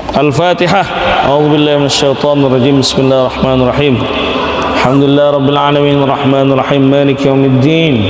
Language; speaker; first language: Malay; native; Malay